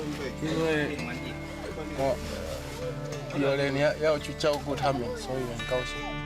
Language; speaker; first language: Chinese; non-native, fluent; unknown